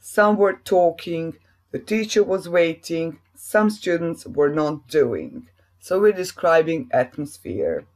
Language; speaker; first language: English; non-native, fluent; Serbian